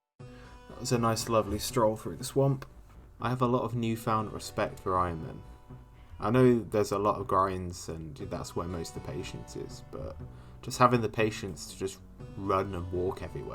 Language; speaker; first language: English; native; English